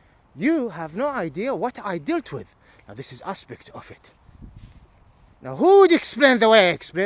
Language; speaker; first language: English; non-native, fluent; Arabic